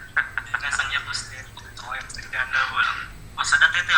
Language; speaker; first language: Japanese; non-native, learner; Indonesian